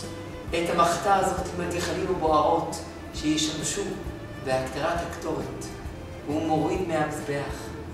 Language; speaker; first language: Hebrew; native; Hebrew